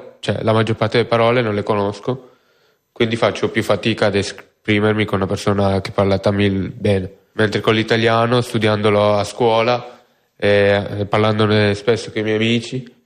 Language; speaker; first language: Italian; non-native, local second language; Tamil